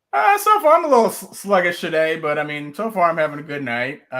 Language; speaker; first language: English; native; English